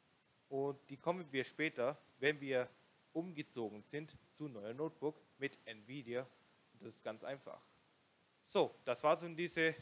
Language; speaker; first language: German; non-native, local second language; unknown